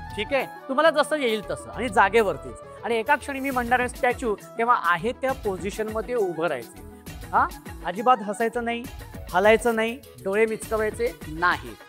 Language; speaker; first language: Marathi; native; Marathi